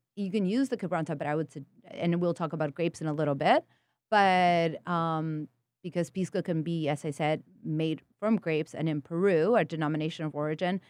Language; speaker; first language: English; early bilingual, other home language; Spanish